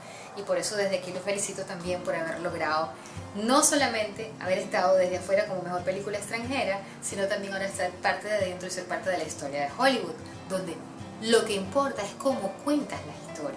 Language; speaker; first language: Spanish; native; Spanish